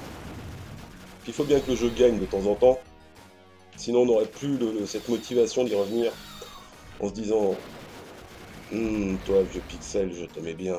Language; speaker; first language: French; native; French